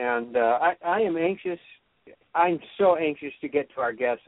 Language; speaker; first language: English; native; English